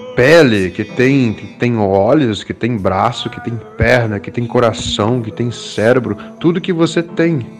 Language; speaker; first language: Portuguese; early bilingual, other home language; English